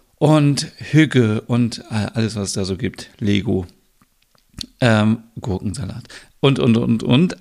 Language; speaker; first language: German; native; German